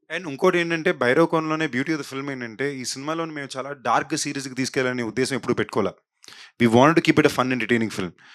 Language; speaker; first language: Telugu; native; Telugu